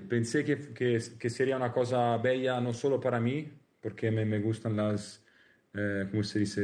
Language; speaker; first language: Spanish; non-native, learner; Italian